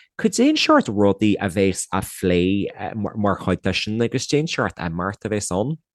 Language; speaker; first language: Irish; native; Irish